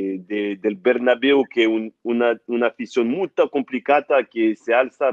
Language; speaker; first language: Italian; non-native, fluent; French